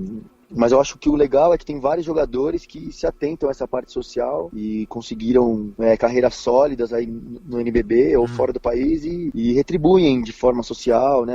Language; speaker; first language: Portuguese; native; Portuguese